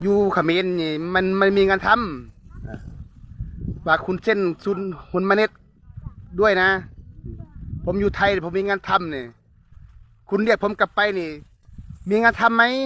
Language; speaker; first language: Thai; non-native, learner; Khmer